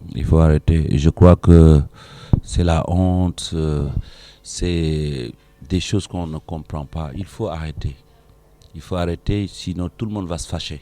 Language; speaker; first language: French; non-native, local second language; Wolof